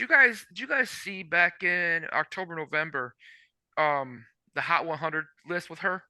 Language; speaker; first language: English; native; English